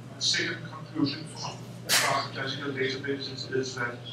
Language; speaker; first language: English; non-native, fluent; Danish